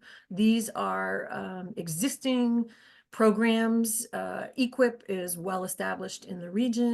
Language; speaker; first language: English; native; English